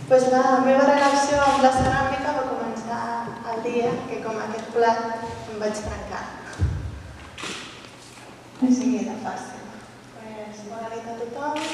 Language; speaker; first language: Catalan; early bilingual, heritage; Catalan